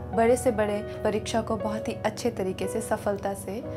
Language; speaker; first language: Hindi; native; Hindi